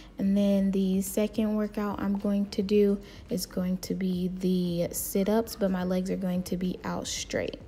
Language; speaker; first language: English; native; English